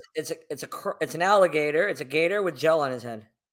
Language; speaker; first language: English; native; English